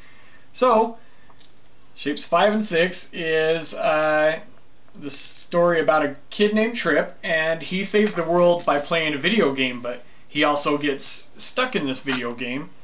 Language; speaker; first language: English; native; English